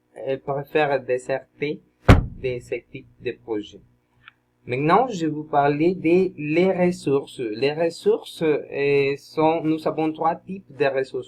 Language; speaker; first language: French; non-native, learner; Spanish